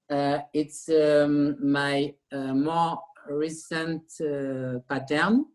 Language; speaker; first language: English; non-native, learner; French